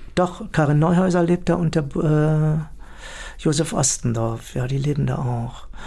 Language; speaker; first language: German; native; German